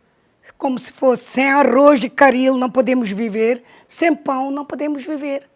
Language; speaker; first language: Portuguese; non-native, fluent; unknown